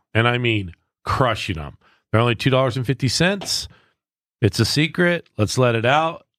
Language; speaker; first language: English; native; English